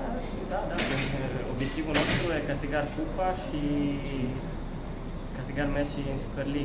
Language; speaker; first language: Romanian; non-native, learner; Italian